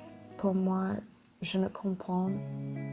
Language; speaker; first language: French; non-native, learner; English